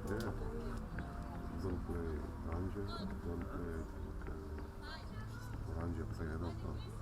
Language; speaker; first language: English; non-native, learner; Macedonian